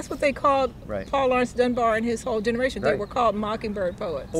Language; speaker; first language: English; native; English